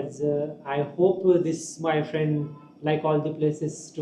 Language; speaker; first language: English; non-native, local second language; Marathi